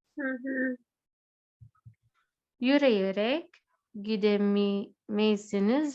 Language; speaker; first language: Turkish; non-native, learner; Arabic